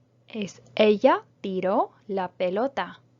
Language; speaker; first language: Spanish; non-native, fluent; English